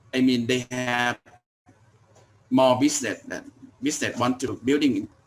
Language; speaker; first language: English; non-native, learner; Thai